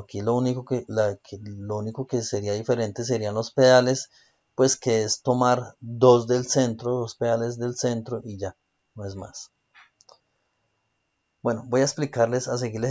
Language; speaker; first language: Spanish; native; Spanish